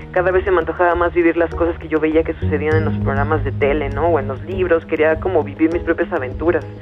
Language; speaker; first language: Spanish; native; Spanish